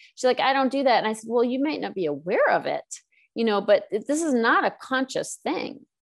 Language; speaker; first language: English; native; English